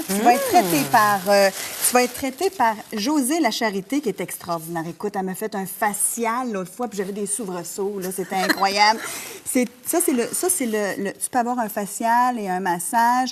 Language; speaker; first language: French; native; French